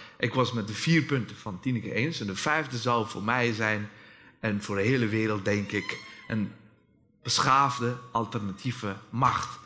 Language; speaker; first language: Dutch; non-native, fluent; Persian